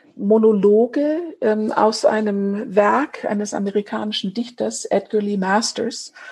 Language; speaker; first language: German; native; German